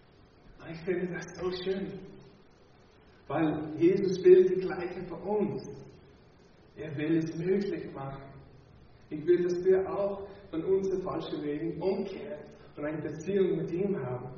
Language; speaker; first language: German; non-native, fluent; English